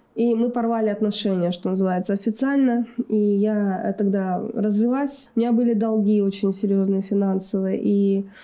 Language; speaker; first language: Russian; native; Russian